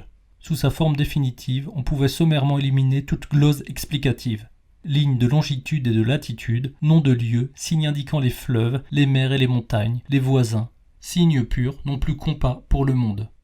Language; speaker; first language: French; native; French